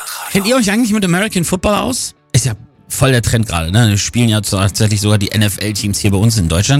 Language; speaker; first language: German; native; German